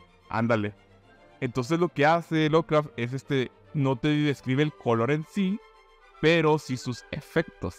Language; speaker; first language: Spanish; native; Spanish